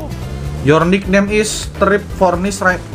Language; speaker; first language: English; non-native, learner; Indonesian